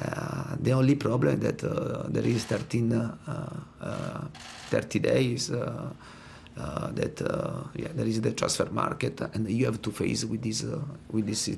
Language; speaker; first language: English; non-native, fluent; Italian